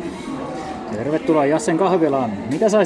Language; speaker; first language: Finnish; native; Finnish